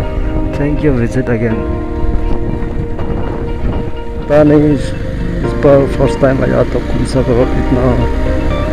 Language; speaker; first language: Hindi; non-native, local second language; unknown